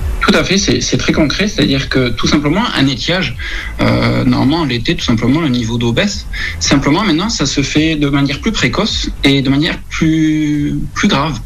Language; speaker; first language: French; native; French